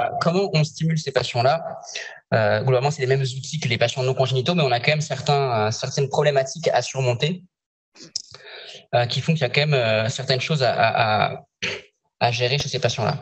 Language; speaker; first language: French; native; French